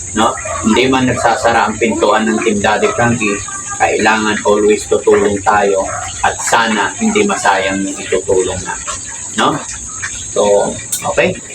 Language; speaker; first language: Filipino; native; Filipino